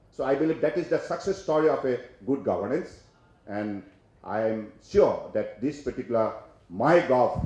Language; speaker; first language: English; non-native, local second language; Assamese